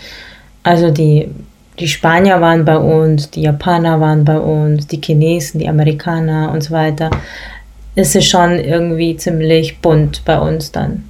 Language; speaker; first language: German; early bilingual, other home language; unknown